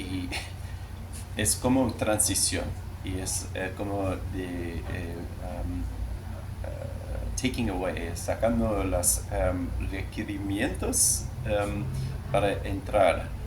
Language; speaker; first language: Spanish; non-native, learner; English